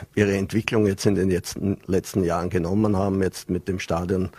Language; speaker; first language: German; native; German